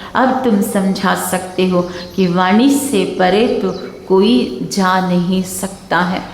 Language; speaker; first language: Hindi; non-native, local second language; Kannada